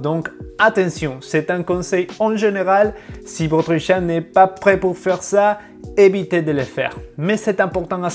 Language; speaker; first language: French; non-native, fluent; Spanish